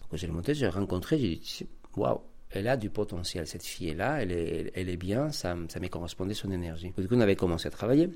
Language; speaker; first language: French; non-native, fluent; Spanish